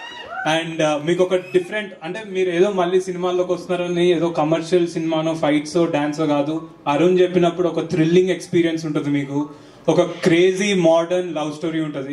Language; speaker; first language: Telugu; native; Telugu